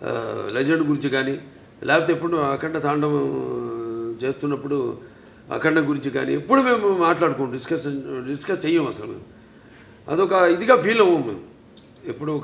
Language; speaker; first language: Telugu; native; Telugu